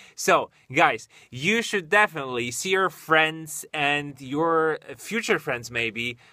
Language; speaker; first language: English; non-native, fluent; Polish